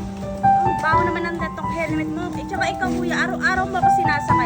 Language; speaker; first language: Filipino; native; Filipino